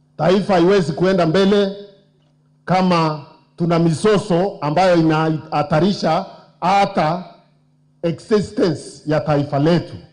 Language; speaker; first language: Swahili; non-native, local second language; Meru